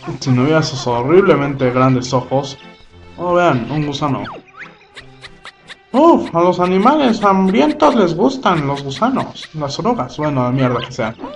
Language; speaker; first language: Spanish; native; Spanish